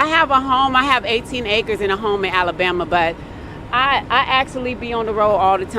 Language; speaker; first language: English; native; English